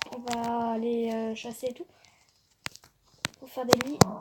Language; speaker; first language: French; native; French